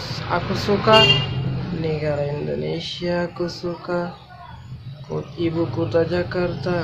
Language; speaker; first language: Indonesian; non-native, learner; Bangla